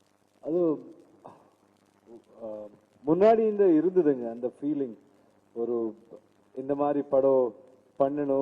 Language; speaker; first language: Tamil; non-native, learner; Kannada